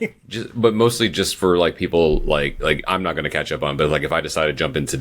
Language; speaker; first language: English; native; English